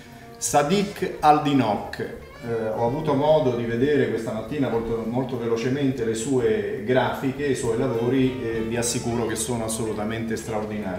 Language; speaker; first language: Italian; native; Italian